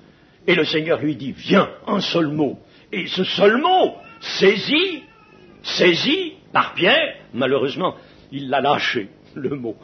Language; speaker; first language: French; native; French